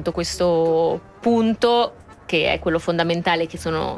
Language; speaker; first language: Italian; native; Italian